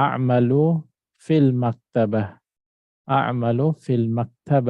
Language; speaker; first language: Arabic; non-native, fluent; Filipino